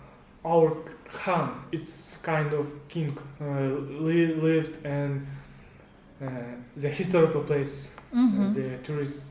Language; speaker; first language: English; non-native, learner; Kazakh